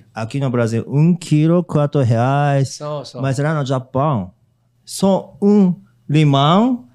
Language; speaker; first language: Portuguese; non-native, learner; Japanese